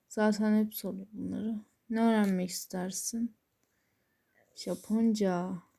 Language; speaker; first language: Turkish; native; Turkish